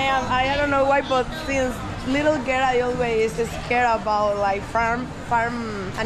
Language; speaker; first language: English; non-native, learner; Spanish